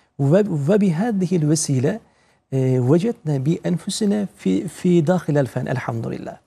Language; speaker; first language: Arabic; non-native, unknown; Turkish